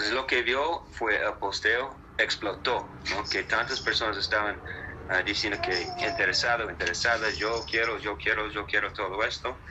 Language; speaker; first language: Spanish; non-native, fluent; English